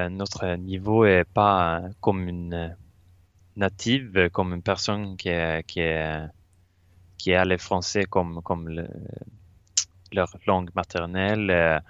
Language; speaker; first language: French; non-native, learner; Swedish